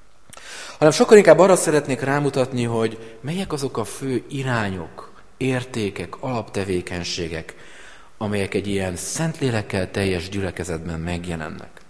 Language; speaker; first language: Hungarian; native; Hungarian